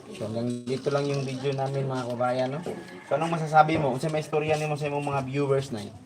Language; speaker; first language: Filipino; native; Filipino